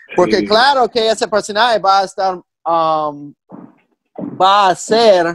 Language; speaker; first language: Spanish; non-native, fluent; English